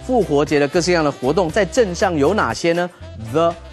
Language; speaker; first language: Chinese; native; Chinese